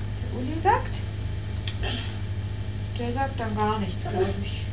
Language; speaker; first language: German; native; German